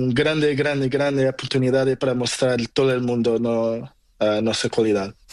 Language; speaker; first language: Spanish; non-native, learner; Portuguese